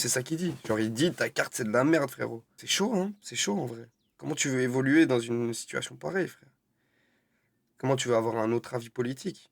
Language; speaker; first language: French; native; French